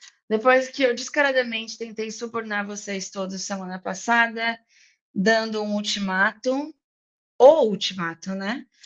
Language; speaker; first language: Portuguese; non-native, fluent; English